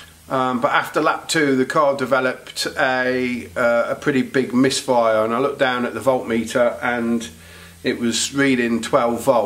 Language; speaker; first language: English; native; English